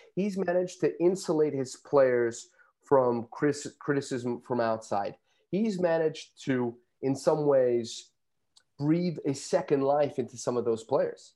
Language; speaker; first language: English; native; English